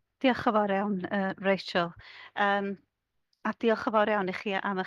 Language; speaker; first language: Welsh; native; Welsh